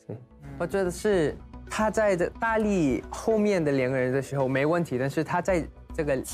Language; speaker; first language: Chinese; non-native, learner; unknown